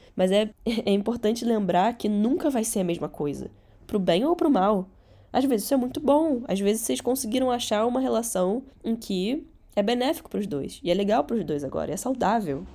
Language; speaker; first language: Portuguese; early bilingual, other home language; Catalan